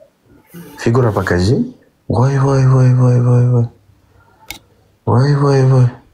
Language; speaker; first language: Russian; non-native, learner; Uzbek